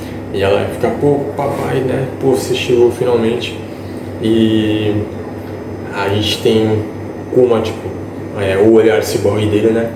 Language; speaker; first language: Portuguese; native; Portuguese